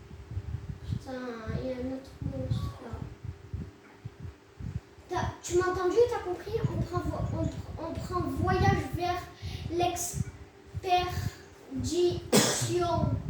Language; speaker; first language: French; native; French